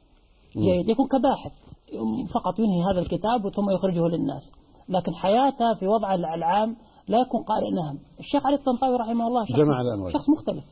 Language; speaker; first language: Arabic; native; Arabic